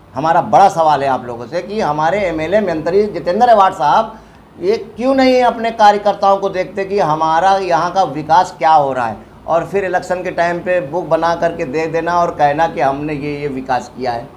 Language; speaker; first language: Hindi; non-native, local second language; Urdu